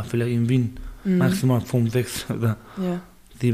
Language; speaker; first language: German; non-native, learner; Baluchi